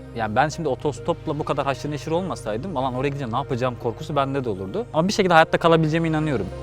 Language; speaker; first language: Turkish; native; Turkish